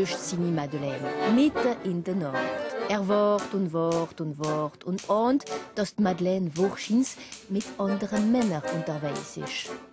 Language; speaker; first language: German; non-native, fluent; French